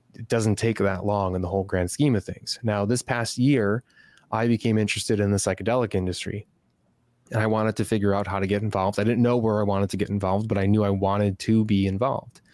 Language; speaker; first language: English; native; English